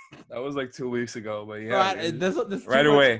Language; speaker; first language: English; native; English